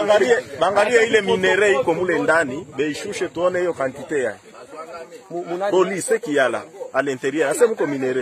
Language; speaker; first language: French; non-native, local second language; Swahili